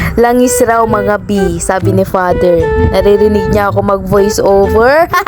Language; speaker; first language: Filipino; non-native, local second language; Cebuano